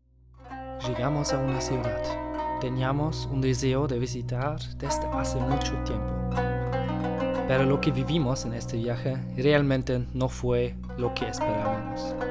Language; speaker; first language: Spanish; non-native, learner; German